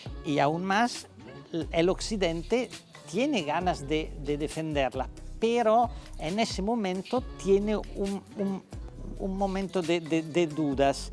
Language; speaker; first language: Spanish; non-native, fluent; Italian